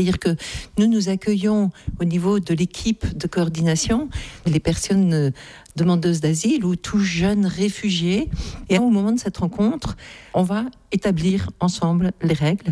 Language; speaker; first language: French; native; French